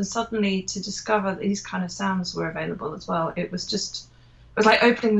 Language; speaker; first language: English; native; English